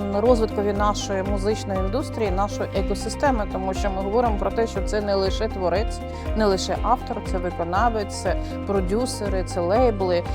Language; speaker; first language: Ukrainian; native; Ukrainian